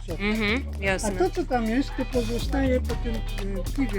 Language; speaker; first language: Polish; non-native, learner; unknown